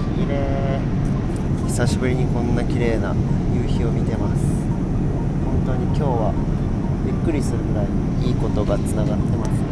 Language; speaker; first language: Japanese; native; Japanese